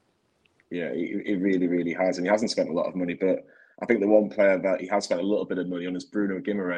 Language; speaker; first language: English; native; English